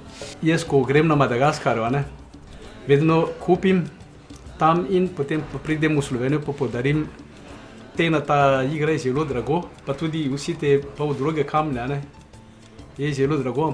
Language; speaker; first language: Slovenian; non-native, learner; Malagasy